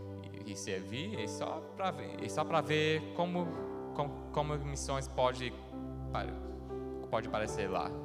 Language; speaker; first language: Portuguese; early bilingual, heritage; Portuguese